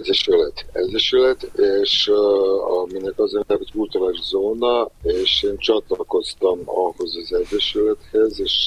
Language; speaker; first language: Hungarian; non-native, fluent; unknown